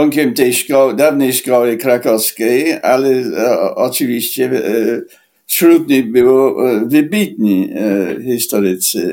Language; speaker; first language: Polish; non-native, fluent; English